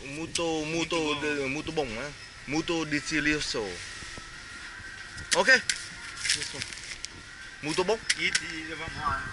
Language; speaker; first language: Portuguese; non-native, learner; Vietnamese